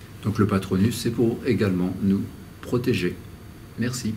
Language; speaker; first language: French; native; French